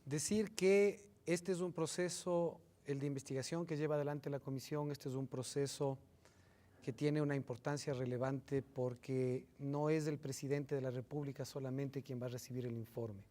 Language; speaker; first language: Spanish; native; Spanish